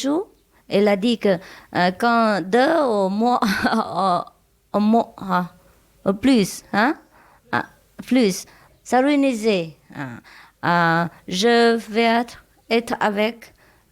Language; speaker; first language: French; non-native, learner; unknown